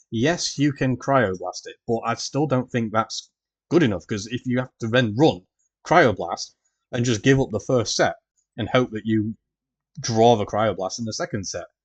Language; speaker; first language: English; native; English